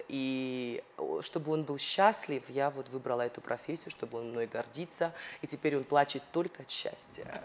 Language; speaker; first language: Russian; non-native, local second language; Ossetic